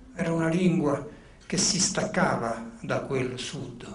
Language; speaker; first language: Italian; non-native, local second language; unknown